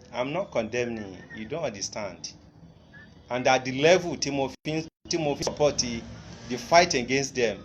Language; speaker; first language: English; non-native, local second language; Yoruba